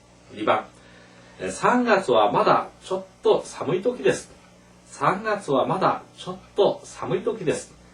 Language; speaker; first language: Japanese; non-native, fluent; Korean